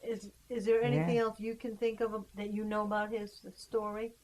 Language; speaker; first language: English; native; English